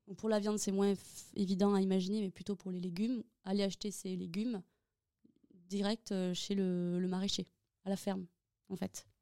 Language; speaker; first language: French; native; French